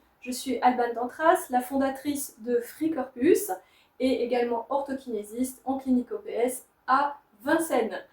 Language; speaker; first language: French; native; French